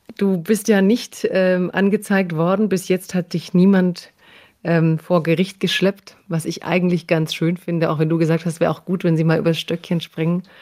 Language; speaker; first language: German; early bilingual, other home language; Croatian